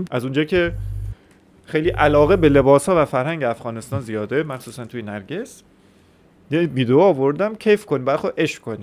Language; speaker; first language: Persian; native; Persian